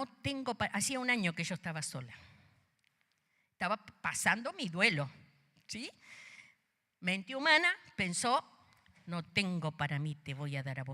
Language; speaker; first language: Spanish; native; Spanish